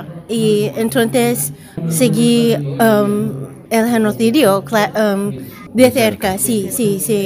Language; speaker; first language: Spanish; non-native, learner; English